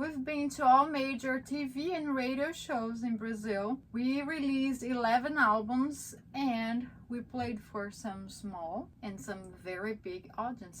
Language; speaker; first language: English; non-native, fluent; Portuguese